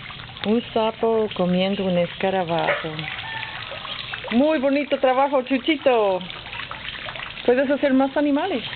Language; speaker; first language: Spanish; non-native, fluent; English